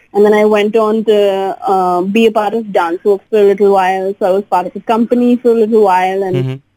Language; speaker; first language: English; non-native, local second language; Hindi